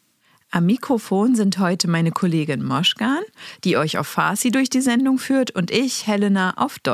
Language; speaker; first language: German; native; German